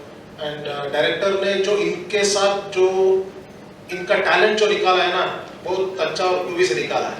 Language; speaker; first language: Hindi; non-native, local second language; Kannada